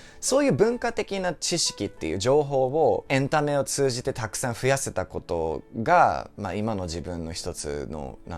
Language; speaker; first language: Japanese; non-native, fluent; English